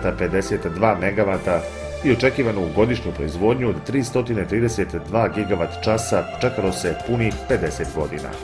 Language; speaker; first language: Bosnian; native; Bosnian